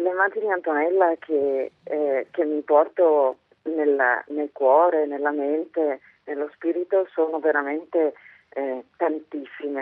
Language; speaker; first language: Italian; native; Italian